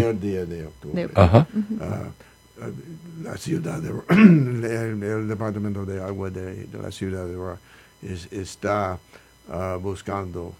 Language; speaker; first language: Spanish; non-native, learner; English